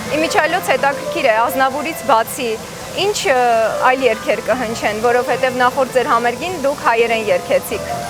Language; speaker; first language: Armenian; native; Armenian